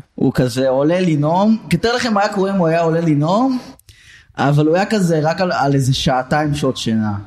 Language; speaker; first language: Hebrew; early bilingual, other home language; Arabic